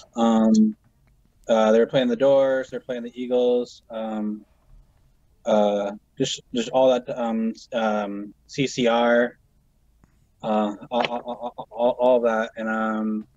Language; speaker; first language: English; native; English